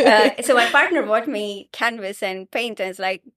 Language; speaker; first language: English; non-native, local second language; Hindi